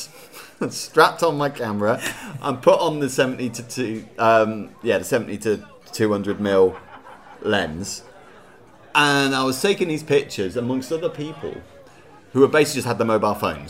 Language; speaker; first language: English; native; English